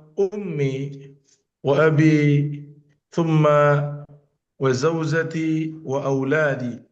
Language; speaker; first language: Arabic; non-native, learner; Indonesian